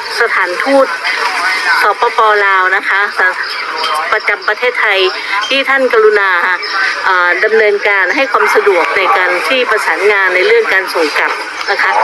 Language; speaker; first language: Thai; native; Thai